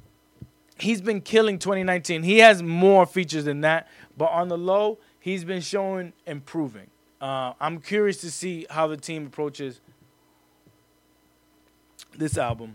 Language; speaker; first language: English; native; English